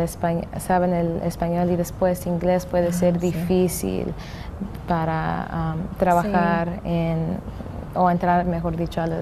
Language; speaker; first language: Spanish; early bilingual, heritage; English